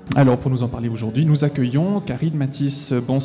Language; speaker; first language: French; native; French